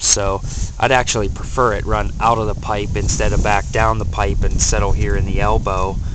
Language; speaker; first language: English; native; English